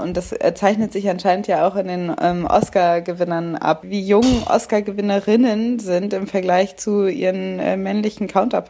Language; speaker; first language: German; native; German